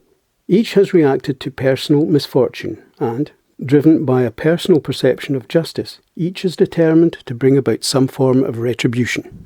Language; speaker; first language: English; native; English